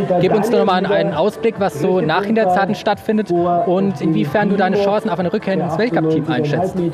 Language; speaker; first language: German; native; German